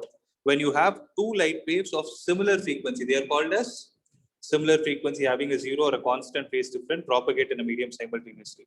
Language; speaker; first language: English; non-native, local second language; Tamil